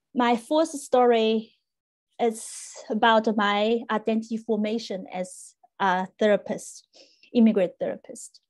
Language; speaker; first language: English; non-native, fluent; Chinese